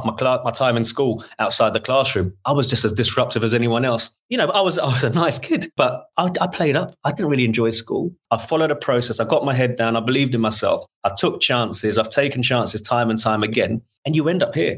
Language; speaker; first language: English; native; English